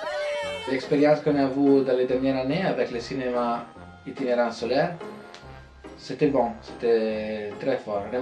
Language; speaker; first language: French; non-native, learner; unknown